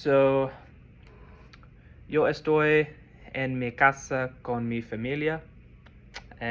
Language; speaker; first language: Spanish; non-native, learner; English